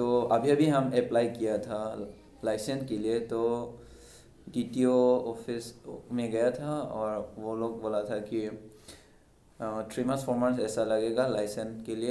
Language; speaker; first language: Hindi; non-native, local second language; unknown